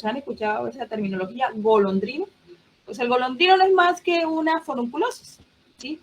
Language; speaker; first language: Spanish; native; Spanish